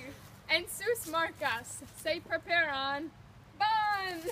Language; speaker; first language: Spanish; non-native, learner; English